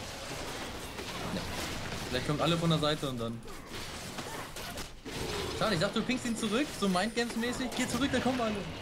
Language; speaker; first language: German; native; German